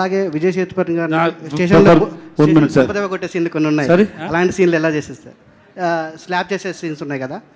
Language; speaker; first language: Telugu; native; Telugu